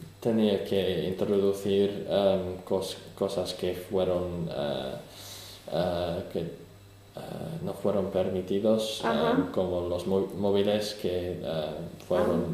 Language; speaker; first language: Spanish; non-native, learner; English